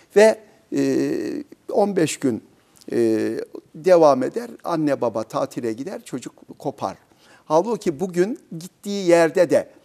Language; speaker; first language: Turkish; native; Turkish